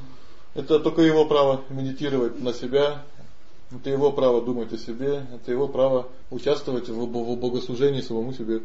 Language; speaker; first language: Russian; native; Russian